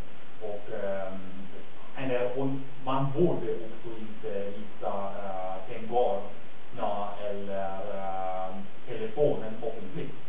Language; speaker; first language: Swedish; non-native, learner; German